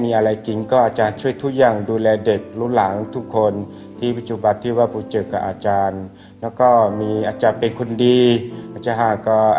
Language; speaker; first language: Thai; non-native, local second language; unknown